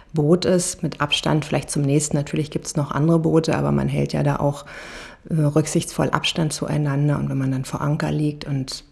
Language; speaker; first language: German; native; German